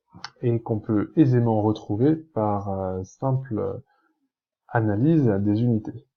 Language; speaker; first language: French; native; French